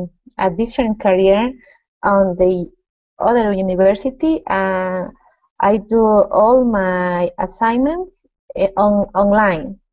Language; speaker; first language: English; non-native, learner; Spanish